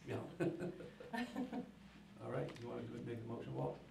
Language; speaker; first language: English; native; English